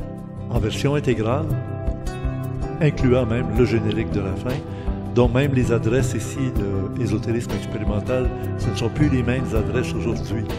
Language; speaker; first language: French; native; French